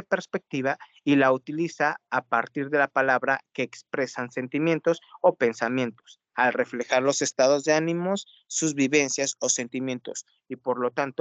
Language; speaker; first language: Spanish; native; Spanish